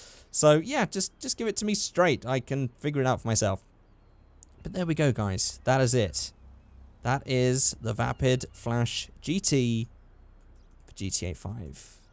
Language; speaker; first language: English; native; English